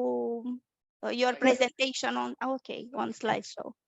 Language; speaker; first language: English; non-native, fluent; Romanian